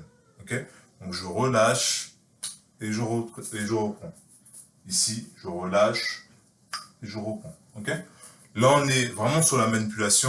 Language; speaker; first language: French; native; French